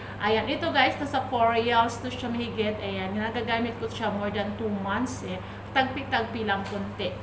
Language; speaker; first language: Filipino; native; Filipino